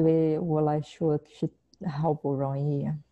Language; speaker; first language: Chinese; non-native, fluent; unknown